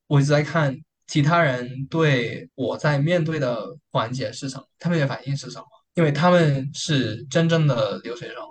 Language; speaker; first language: Chinese; non-native, learner; English